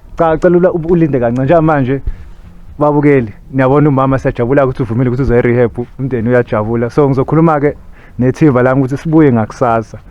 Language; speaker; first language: Zulu; native; Zulu